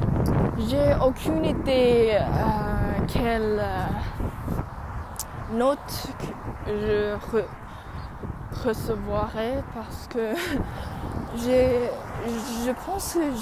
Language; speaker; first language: French; non-native, learner; English